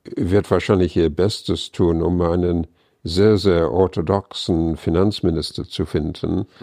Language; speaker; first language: German; non-native, fluent; English